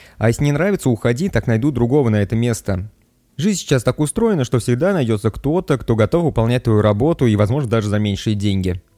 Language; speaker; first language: Russian; native; Russian